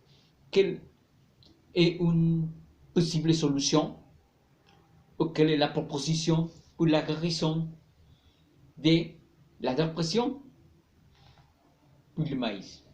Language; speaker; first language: French; non-native, learner; Spanish